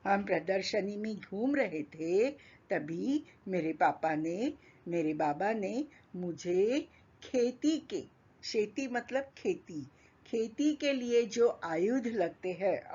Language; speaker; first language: Hindi; non-native, local second language; Marathi